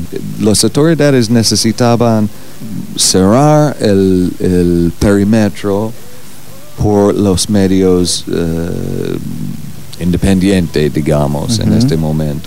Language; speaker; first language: Spanish; non-native, learner; English